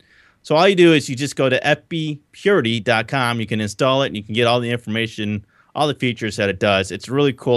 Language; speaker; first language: English; native; English